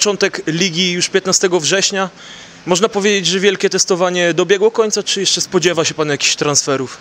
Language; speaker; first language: Polish; native; Polish